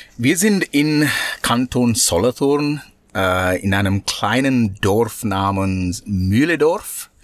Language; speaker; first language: German; non-native, fluent; Sinhala